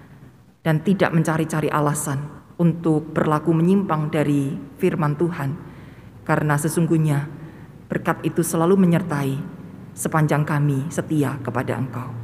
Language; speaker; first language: Indonesian; native; Indonesian